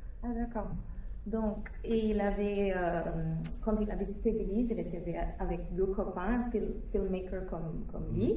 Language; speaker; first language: French; non-native, fluent; English